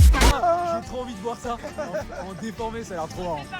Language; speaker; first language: French; native; French